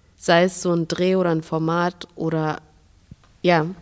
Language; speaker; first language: German; non-native, fluent; Belarusian